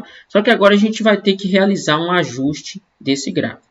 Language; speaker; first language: Portuguese; native; Portuguese